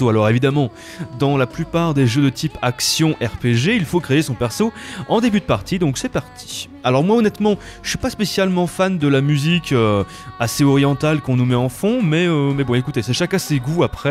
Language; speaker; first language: French; native; French